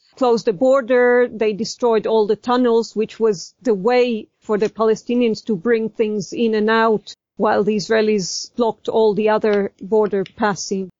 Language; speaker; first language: English; non-native, fluent; Hebrew